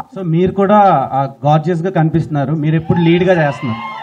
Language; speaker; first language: Telugu; native; Telugu